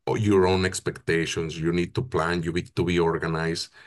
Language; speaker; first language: English; non-native, fluent; Spanish